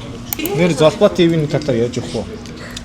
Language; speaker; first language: Mongolian; non-native, fluent; Korean